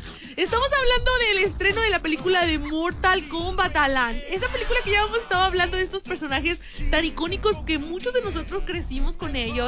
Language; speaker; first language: Spanish; native; Spanish